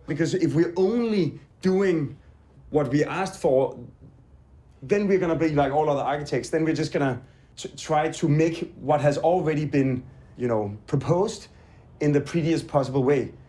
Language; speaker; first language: English; non-native, fluent; Danish